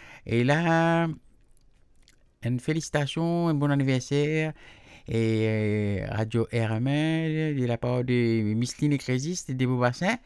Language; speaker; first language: French; non-native, local second language; Morisyen